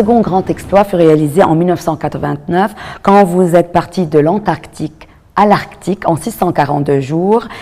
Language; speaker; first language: French; non-native, local second language; Arabic